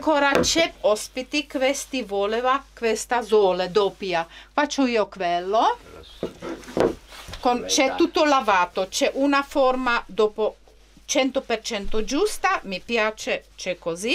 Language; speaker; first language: Italian; non-native, learner; Czech